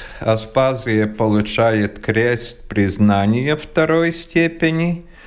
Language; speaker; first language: Russian; non-native, local second language; Latvian